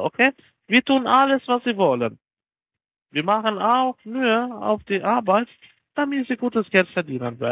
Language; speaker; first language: German; non-native, learner; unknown